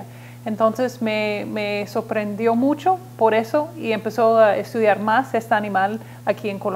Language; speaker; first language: Spanish; non-native, learner; English